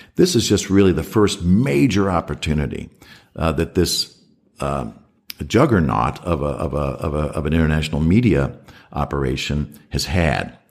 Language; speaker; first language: English; native; English